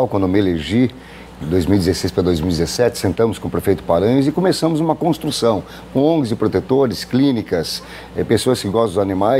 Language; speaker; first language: Portuguese; native; Portuguese